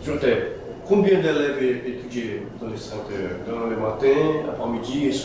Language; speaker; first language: French; non-native, learner; Portuguese